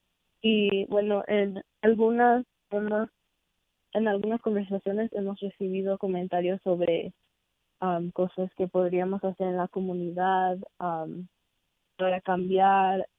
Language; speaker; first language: Spanish; early bilingual, heritage; Spanish